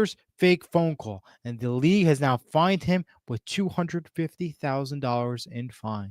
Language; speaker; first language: English; native; English